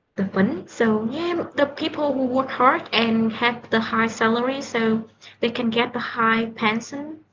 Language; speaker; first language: English; non-native, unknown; Vietnamese